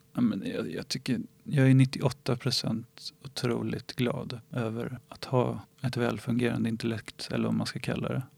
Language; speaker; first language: Swedish; native; Swedish